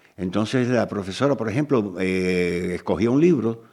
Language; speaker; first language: Spanish; native; Spanish